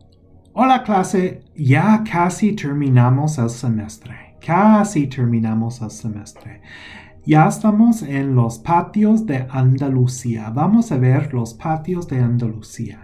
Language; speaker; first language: Spanish; non-native, fluent; English